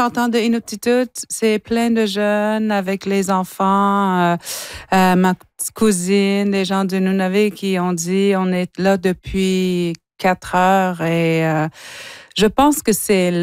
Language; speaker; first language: French; non-native, local second language; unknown